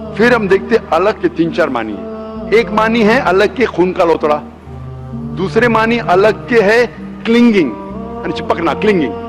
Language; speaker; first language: Hindi; non-native, local second language; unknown